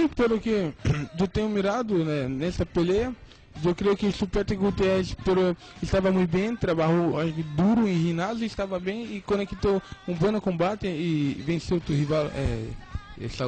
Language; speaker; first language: Spanish; non-native, learner; Portuguese